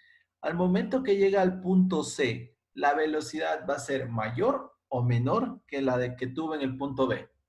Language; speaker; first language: Spanish; native; Spanish